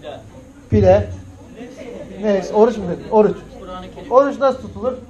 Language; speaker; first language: Turkish; native; Turkish